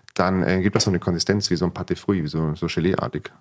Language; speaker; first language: German; native; German